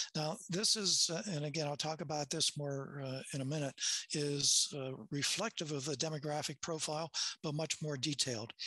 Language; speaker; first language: English; native; English